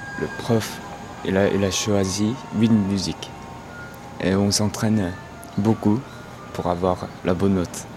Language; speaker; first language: French; non-native, fluent; Korean